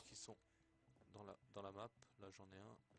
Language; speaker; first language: French; native; French